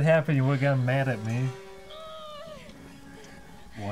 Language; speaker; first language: English; native; English